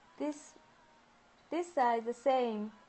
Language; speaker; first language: English; non-native, learner; Japanese